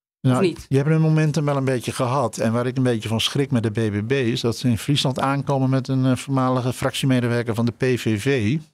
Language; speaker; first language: Dutch; native; Dutch